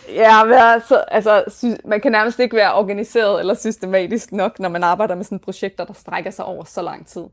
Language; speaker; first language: Danish; native; Danish